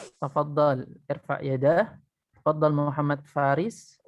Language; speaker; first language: Arabic; non-native, fluent; Indonesian